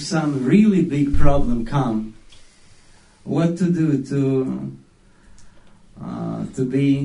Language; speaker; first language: English; non-native, learner; Russian